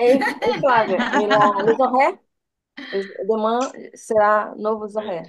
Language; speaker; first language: French; non-native, learner; Portuguese